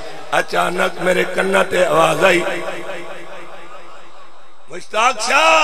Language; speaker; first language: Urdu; non-native, local second language; Saraiki